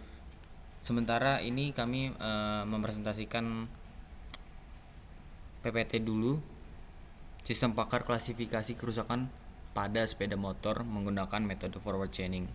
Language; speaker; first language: Indonesian; native; Indonesian